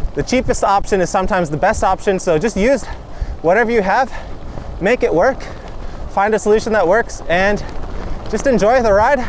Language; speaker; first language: English; native; English